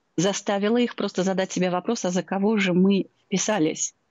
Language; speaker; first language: Russian; native; Russian